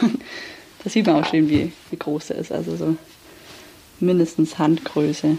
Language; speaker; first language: German; native; German